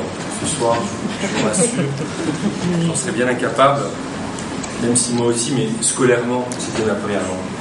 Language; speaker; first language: French; native; French